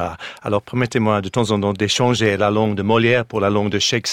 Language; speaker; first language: French; non-native, fluent; English